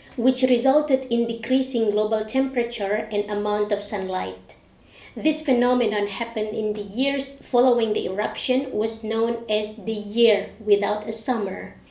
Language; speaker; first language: English; non-native, fluent; Indonesian